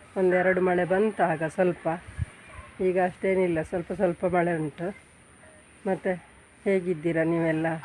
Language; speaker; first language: Kannada; non-native, local second language; Tulu